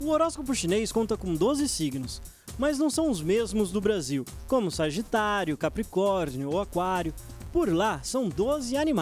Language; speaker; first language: Portuguese; native; Portuguese